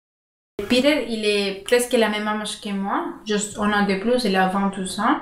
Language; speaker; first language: French; non-native, learner; Spanish